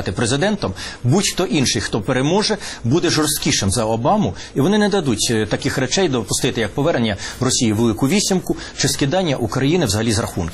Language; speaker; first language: Ukrainian; native; Ukrainian